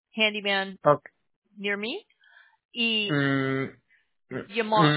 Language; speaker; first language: Spanish; non-native, learner; English